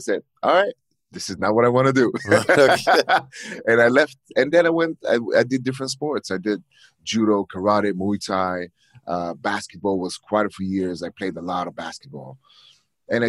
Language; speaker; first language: English; non-native, fluent; Bulgarian